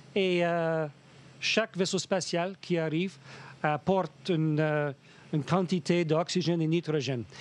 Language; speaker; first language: French; non-native, fluent; English